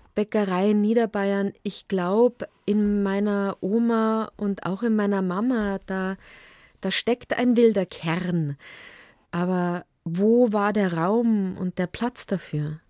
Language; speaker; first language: German; native; German